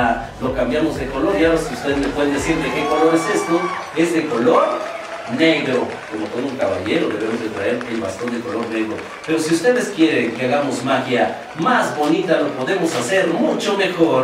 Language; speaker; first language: Spanish; native; Spanish